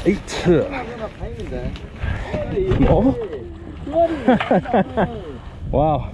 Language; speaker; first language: Korean; non-native, learner; English